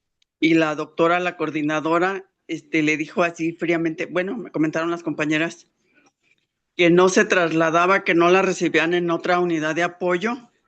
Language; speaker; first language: Spanish; native; Spanish